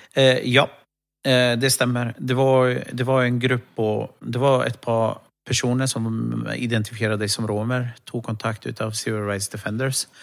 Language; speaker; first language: Swedish; early bilingual, other home language; Romany